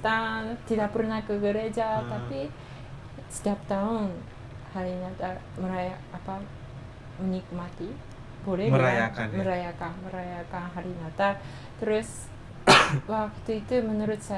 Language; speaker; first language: Indonesian; non-native, learner; Japanese